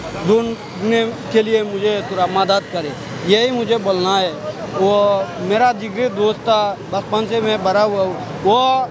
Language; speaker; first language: Hindi; non-native, fluent; Bangla